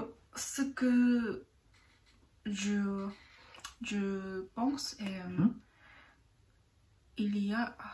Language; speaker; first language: French; non-native, learner; Korean